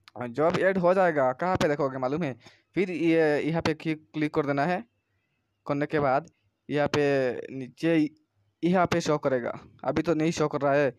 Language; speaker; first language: Hindi; non-native, local second language; Bangla